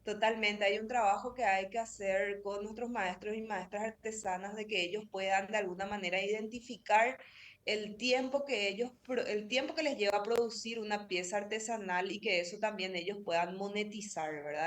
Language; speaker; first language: Spanish; native; Spanish